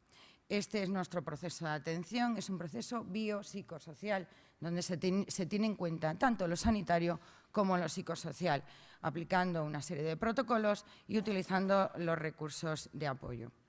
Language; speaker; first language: Spanish; native; Spanish